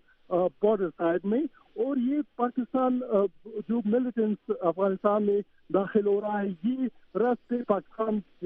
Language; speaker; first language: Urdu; non-native, fluent; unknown